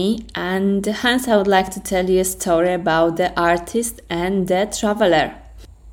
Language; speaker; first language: English; non-native, fluent; Polish